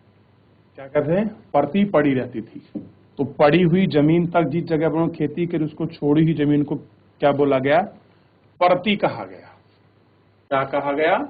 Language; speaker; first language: Hindi; native; Hindi